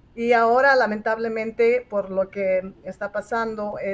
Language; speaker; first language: Spanish; native; Spanish